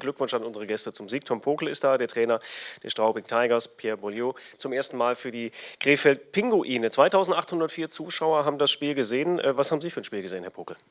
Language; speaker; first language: German; native; German